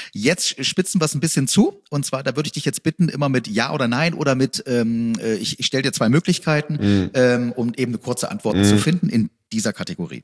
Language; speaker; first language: German; native; German